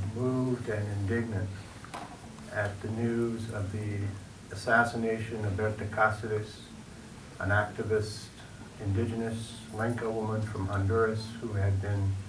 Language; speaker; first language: English; native; English